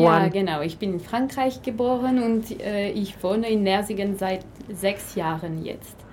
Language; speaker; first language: German; non-native, fluent; French